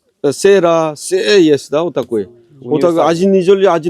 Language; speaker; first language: Russian; non-native, learner; Korean